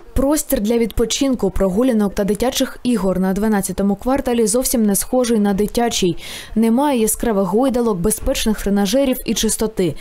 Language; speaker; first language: Ukrainian; native; Ukrainian